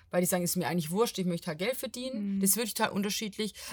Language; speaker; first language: German; non-native, fluent; Portuguese